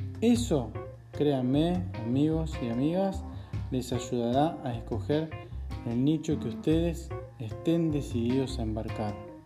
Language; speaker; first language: Spanish; native; Spanish